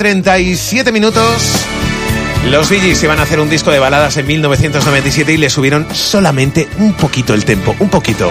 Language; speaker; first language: Spanish; native; Spanish